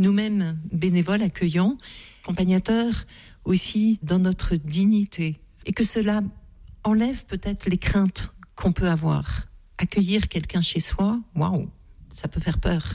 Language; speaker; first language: French; native; French